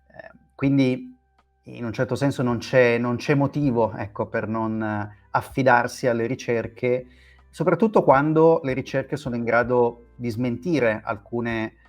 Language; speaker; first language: Italian; native; Italian